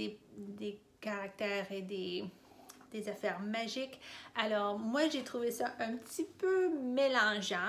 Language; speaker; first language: French; non-native, fluent; English